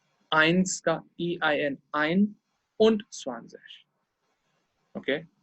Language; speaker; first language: German; non-native, fluent; Hindi